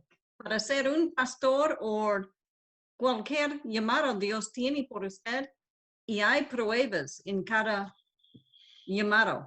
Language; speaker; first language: Spanish; non-native, learner; English